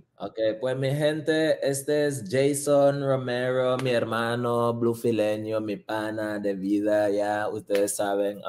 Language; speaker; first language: Spanish; non-native, local second language; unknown